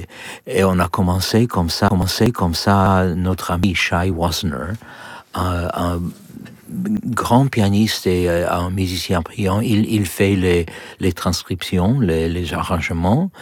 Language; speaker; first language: French; non-native, learner; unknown